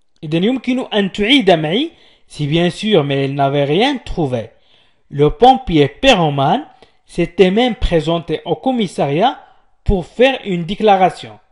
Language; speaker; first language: French; non-native, local second language; Arabic